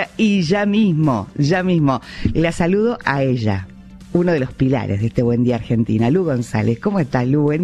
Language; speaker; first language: Spanish; native; Spanish